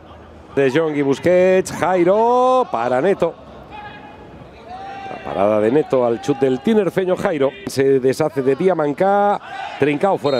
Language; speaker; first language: Spanish; native; Spanish